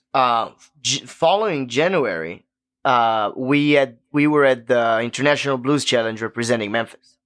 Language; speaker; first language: English; non-native, fluent; Hebrew